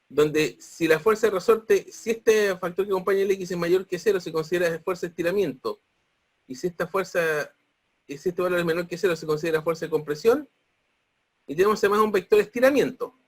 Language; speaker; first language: Spanish; native; Spanish